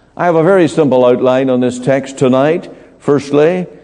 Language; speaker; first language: English; native; English